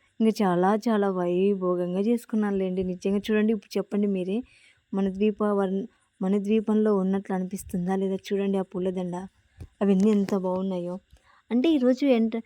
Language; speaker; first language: Telugu; native; Telugu